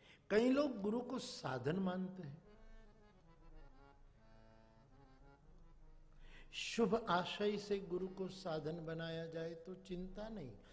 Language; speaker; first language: Hindi; non-native, local second language; Gujarati